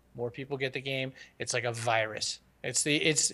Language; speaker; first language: English; native; English